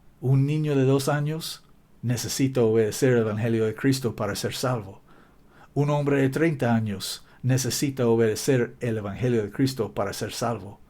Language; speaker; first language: Spanish; non-native, fluent; English